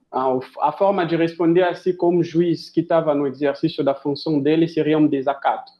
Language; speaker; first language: Portuguese; non-native, fluent; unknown